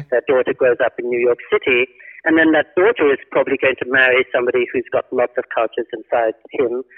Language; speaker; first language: English; native; English